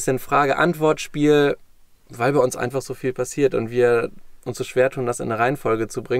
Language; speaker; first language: German; native; German